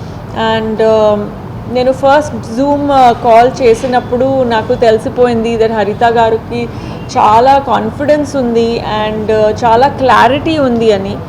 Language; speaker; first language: Telugu; non-native, fluent; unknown